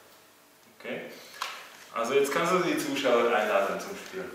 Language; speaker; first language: German; native; German